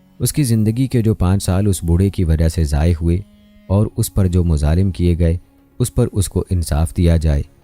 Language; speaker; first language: Urdu; native; Urdu